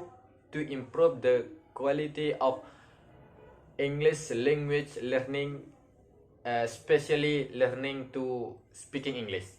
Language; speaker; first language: English; non-native, learner; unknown